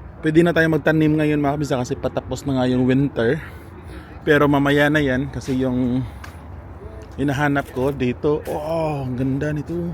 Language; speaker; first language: Filipino; non-native, local second language; Cebuano